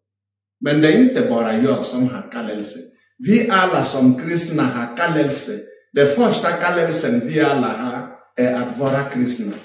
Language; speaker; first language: Swedish; non-native, fluent; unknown